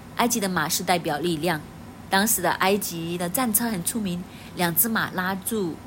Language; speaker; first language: Chinese; native; Chinese